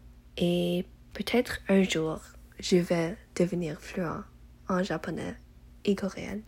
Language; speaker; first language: French; non-native, learner; English